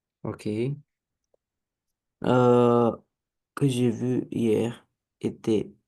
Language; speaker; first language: French; non-native, learner; Romanian